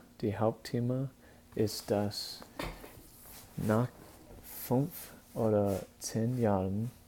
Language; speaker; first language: German; non-native, learner; English